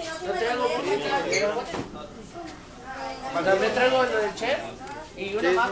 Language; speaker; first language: Spanish; native; Spanish